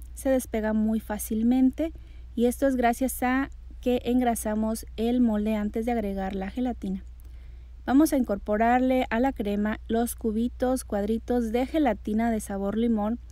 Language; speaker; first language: Spanish; native; Spanish